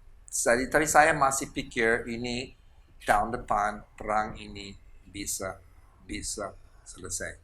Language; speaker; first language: Indonesian; non-native, fluent; English